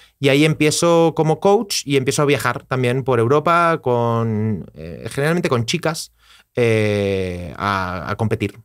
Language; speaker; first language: Spanish; native; Spanish